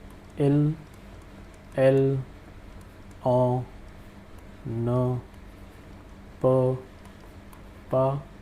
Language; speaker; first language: French; non-native, fluent; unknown